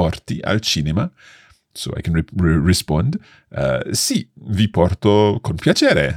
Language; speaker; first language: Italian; non-native, fluent; English